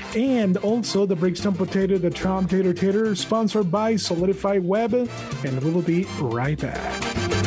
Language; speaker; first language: English; non-native, fluent; Spanish